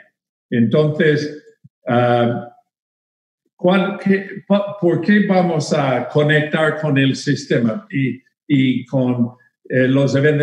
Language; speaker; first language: Spanish; non-native, fluent; English